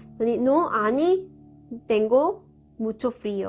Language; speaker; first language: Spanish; non-native, fluent; Korean